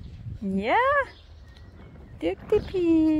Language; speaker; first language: Danish; non-native, learner; English